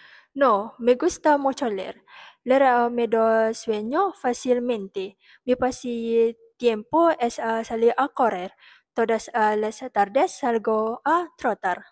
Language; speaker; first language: Spanish; non-native, learner; Malay